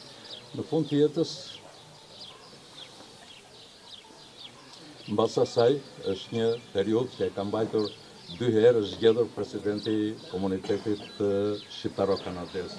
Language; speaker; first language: Albanian; native; Albanian